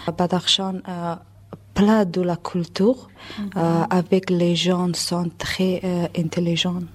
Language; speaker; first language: French; non-native, learner; Persian